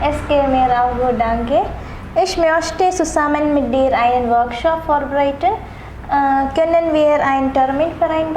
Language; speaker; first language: German; non-native, learner; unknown